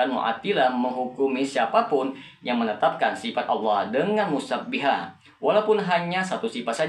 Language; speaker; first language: Indonesian; native; Indonesian